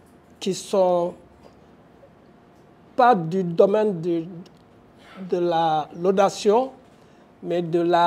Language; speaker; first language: French; non-native, local second language; Wolof